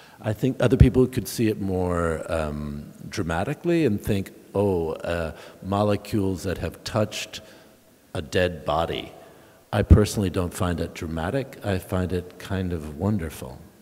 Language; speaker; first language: English; native; English